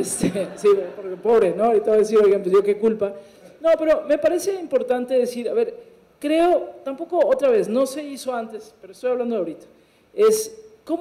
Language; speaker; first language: Spanish; native; Spanish